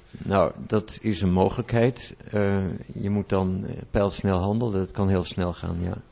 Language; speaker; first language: Dutch; native; Dutch